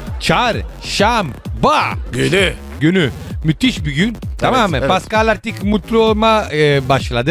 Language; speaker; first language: Turkish; non-native, learner; Italian